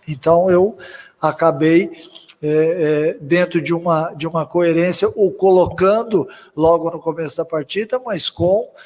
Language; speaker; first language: Portuguese; native; Portuguese